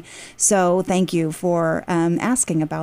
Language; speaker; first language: English; native; English